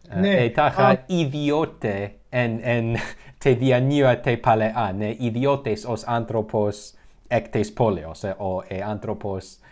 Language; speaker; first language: Greek; non-native, learner; English